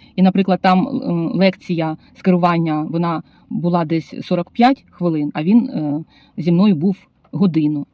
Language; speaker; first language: Ukrainian; native; Ukrainian